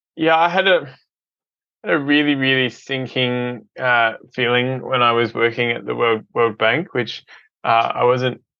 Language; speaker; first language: English; native; English